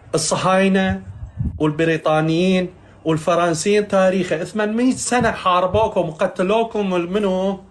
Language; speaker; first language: Arabic; non-native, fluent; Persian